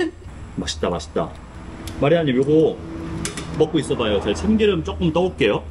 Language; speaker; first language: Korean; native; Korean